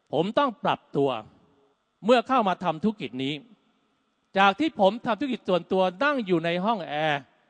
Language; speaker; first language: Thai; native; Thai